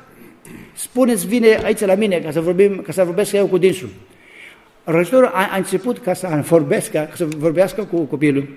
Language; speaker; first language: Romanian; non-native, learner; Greek